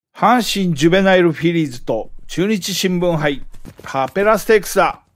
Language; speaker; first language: Japanese; native; Japanese